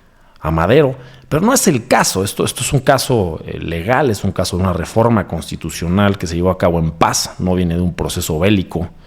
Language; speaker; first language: Spanish; native; Spanish